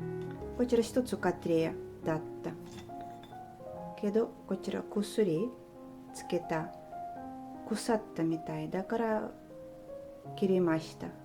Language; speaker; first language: Japanese; non-native, learner; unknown